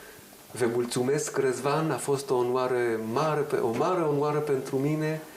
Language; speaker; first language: Romanian; early bilingual, heritage; Hebrew